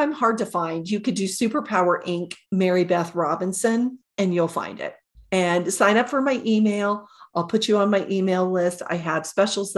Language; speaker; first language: English; native; English